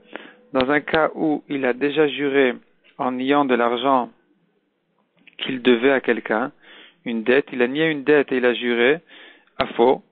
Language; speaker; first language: French; native; French